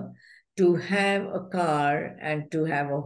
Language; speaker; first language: English; non-native, local second language; Malayalam